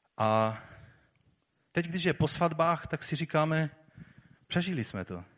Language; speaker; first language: Czech; native; Czech